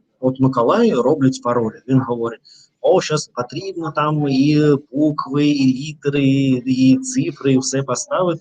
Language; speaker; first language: Ukrainian; non-native, learner; Russian